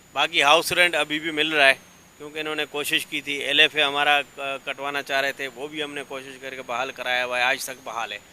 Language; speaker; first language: Urdu; non-native, local second language; Sindhi